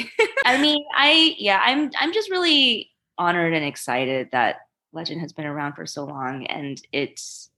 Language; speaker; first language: English; early bilingual, other home language; Chinese